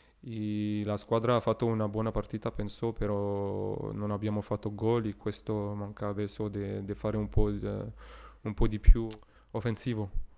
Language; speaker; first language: Italian; non-native, learner; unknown